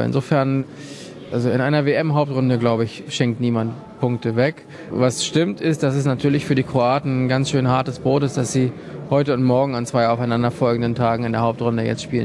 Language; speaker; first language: German; native; German